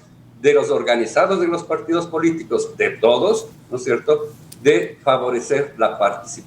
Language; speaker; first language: Spanish; native; Spanish